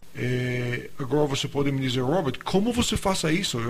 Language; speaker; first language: Portuguese; non-native, fluent; English